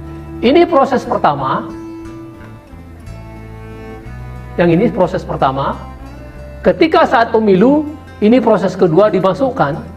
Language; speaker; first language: Indonesian; native; Indonesian